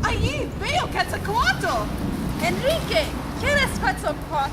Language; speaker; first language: Spanish; non-native, learner; English